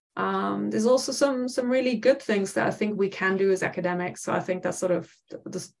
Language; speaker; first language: English; non-native, fluent; German